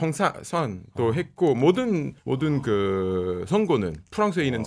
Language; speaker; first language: Korean; non-native, fluent; French